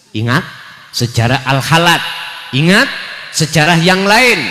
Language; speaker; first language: Indonesian; non-native, local second language; Javanese